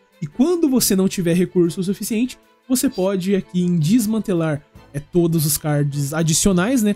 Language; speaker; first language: Portuguese; native; Portuguese